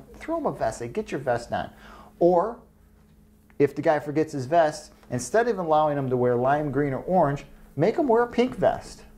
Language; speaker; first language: English; native; English